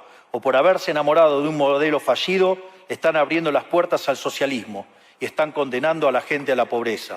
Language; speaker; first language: Spanish; native; Spanish